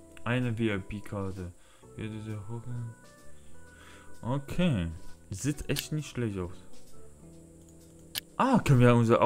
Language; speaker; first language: German; non-native, learner; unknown